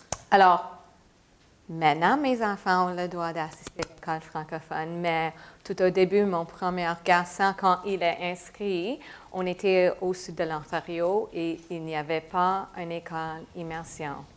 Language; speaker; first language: French; non-native, fluent; English